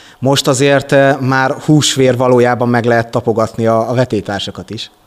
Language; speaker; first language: Hungarian; native; Hungarian